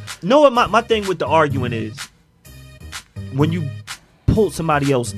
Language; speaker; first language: English; native; English